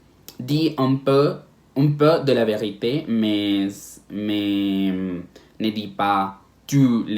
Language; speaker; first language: French; non-native, learner; Spanish